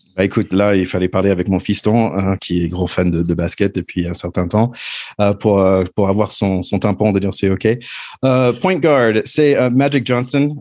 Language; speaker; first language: French; non-native, fluent; English